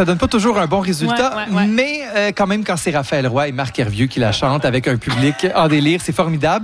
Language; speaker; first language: French; native; French